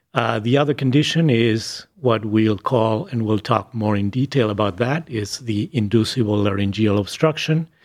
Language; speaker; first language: English; non-native, fluent; Spanish